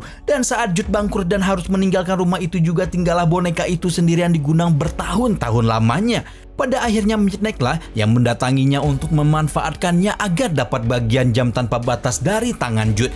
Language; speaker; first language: Indonesian; native; Indonesian